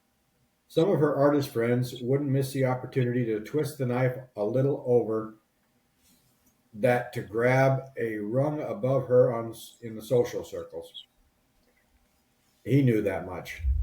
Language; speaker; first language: English; native; English